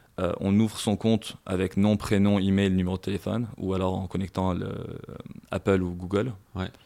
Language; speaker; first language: French; non-native, local second language; Arabic